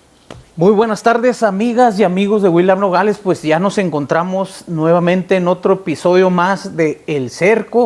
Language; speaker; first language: Spanish; native; Spanish